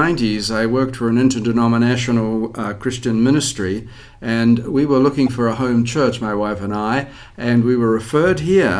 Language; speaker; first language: English; native; English